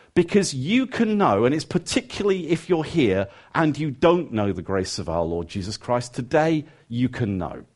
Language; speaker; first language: English; native; English